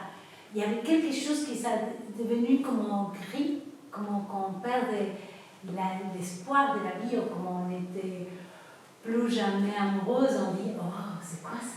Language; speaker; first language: French; non-native, fluent; Spanish